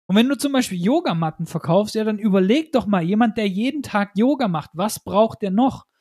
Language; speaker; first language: German; native; German